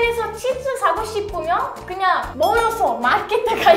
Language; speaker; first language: Korean; non-native, learner; Italian